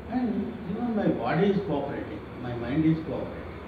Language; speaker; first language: English; non-native, local second language; Kannada